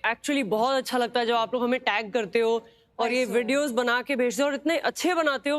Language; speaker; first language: Hindi; native; Hindi